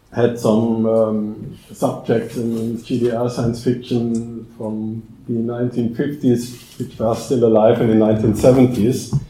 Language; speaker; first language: English; non-native, fluent; German